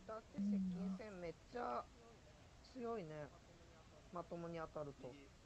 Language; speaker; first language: Japanese; native; Japanese